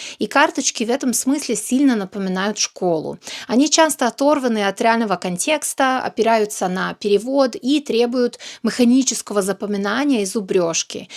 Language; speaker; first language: Russian; non-native, fluent; Serbian